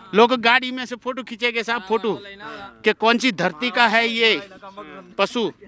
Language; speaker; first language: Hindi; non-native, local second language; Gujarati